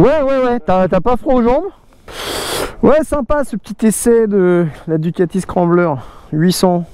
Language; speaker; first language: French; native; French